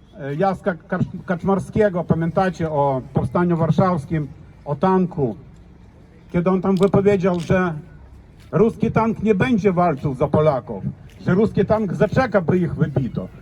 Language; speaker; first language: Polish; non-native, fluent; Ukrainian